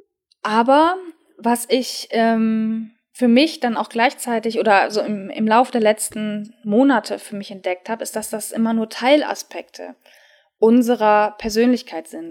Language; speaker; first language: German; native; German